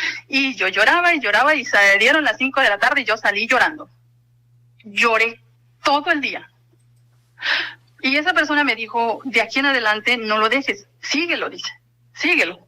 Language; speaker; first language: Spanish; native; Spanish